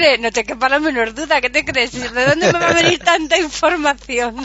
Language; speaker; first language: Spanish; native; Spanish